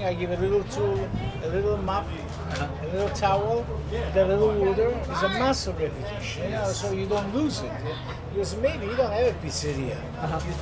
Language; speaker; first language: English; non-native, fluent; Italian